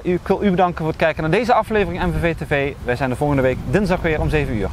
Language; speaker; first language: Dutch; native; Dutch